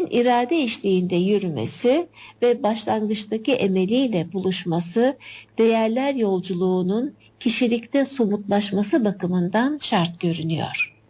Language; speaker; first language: Turkish; native; Turkish